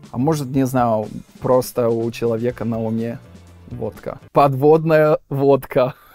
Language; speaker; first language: Russian; non-native, fluent; English